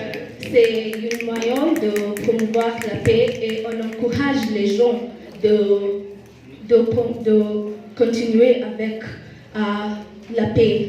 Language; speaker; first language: French; non-native, learner; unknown